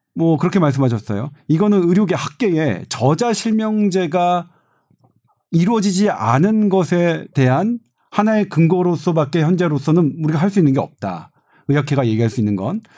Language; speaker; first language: Korean; native; Korean